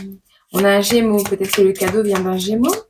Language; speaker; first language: French; native; French